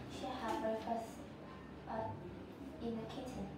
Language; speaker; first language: English; non-native, learner; Vietnamese